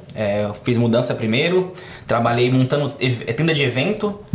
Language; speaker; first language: Portuguese; native; Portuguese